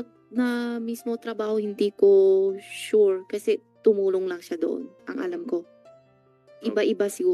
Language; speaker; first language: Filipino; non-native, learner; Chinese